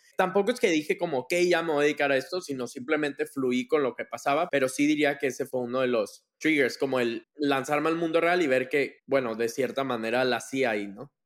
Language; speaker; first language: Spanish; native; Spanish